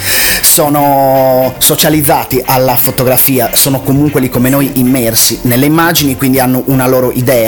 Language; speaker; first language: Italian; native; Italian